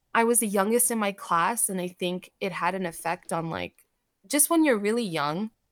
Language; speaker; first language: English; early bilingual, other home language; Armenian